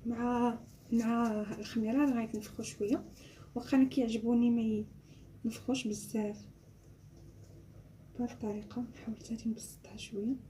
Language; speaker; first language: Arabic; native; Arabic